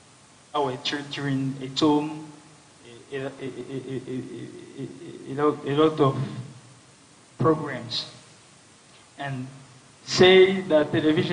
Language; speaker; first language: English; non-native, learner; French